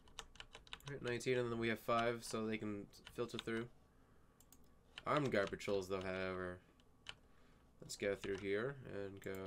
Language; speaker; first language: English; native; English